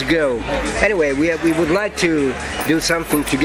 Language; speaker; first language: English; non-native, fluent; Italian